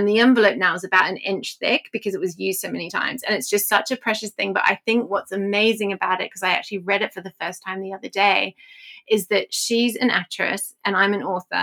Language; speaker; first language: English; native; English